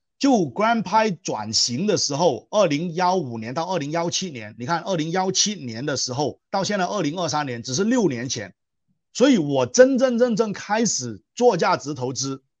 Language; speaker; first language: Chinese; non-native, local second language; Cantonese